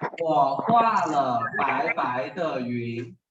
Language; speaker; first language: Chinese; non-native, fluent; Thai